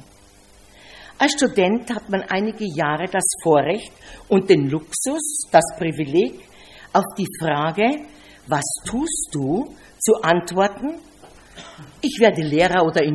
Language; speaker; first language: German; native; German